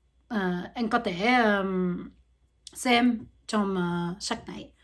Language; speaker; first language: Vietnamese; non-native, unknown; French